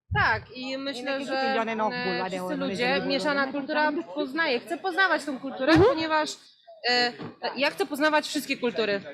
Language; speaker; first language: Polish; early bilingual, heritage; Polish